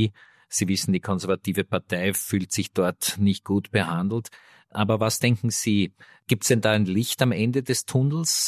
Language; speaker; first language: German; native; German